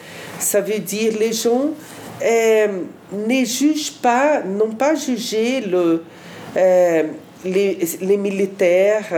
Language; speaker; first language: French; non-native, fluent; Portuguese